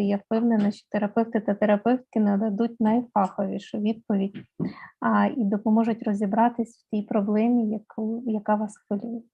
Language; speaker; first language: Ukrainian; native; Ukrainian